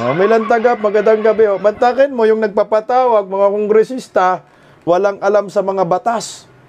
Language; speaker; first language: Filipino; non-native, local second language; Cebuano